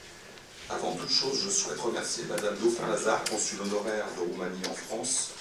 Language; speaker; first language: French; native; French